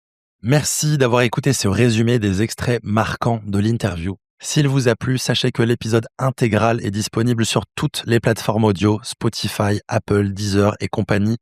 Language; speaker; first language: French; native; French